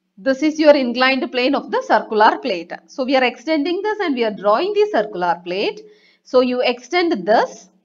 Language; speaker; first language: English; non-native, local second language; Malayalam